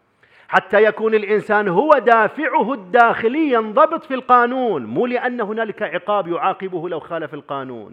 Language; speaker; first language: Arabic; native; Arabic